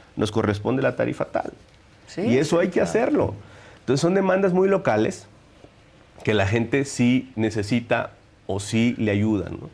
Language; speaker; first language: Spanish; native; Spanish